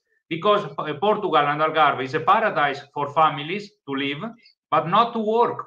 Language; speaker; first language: English; non-native, learner; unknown